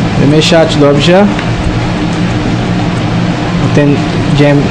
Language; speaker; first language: Polish; non-native, learner; Portuguese